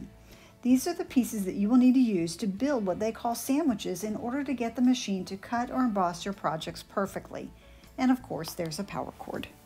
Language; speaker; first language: English; native; English